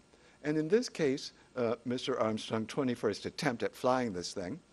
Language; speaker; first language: English; native; English